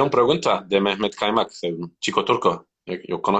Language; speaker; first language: Spanish; non-native, learner; Turkish